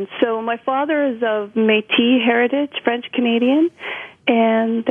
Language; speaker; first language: English; native; English